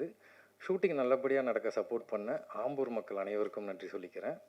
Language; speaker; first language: Tamil; native; Tamil